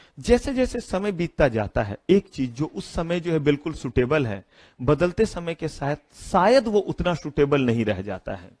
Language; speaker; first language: Hindi; native; Hindi